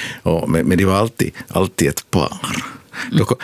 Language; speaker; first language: Swedish; non-native, local second language; Finnish